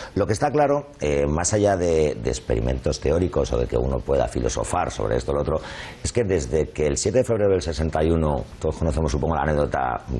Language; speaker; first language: Spanish; native; Spanish